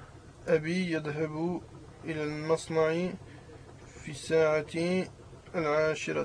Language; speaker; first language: Arabic; non-native, learner; French